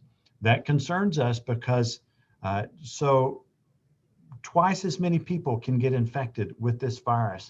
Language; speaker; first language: English; native; English